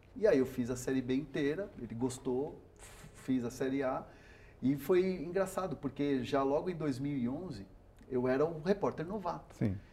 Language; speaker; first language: Portuguese; non-native, local second language; Spanish